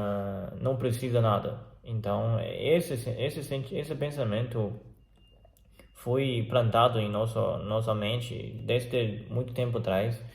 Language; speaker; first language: Portuguese; non-native, learner; Chinese